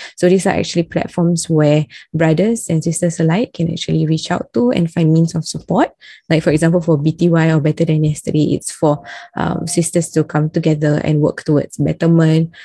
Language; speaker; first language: English; non-native, local second language; Malay